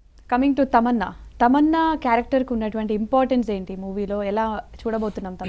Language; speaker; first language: Telugu; native; Telugu